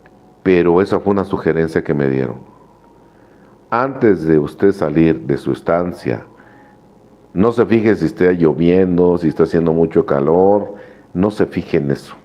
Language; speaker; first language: Spanish; native; Spanish